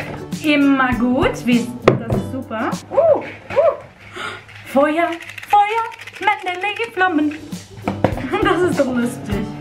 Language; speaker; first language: German; non-native, fluent; Dutch